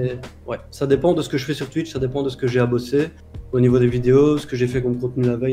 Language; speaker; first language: French; native; French